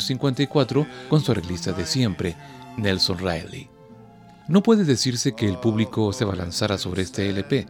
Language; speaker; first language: Spanish; native; Spanish